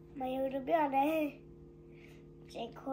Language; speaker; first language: Polish; early bilingual, heritage; Polish